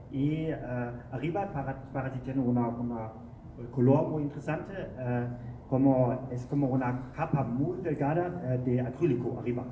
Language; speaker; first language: Spanish; non-native, learner; German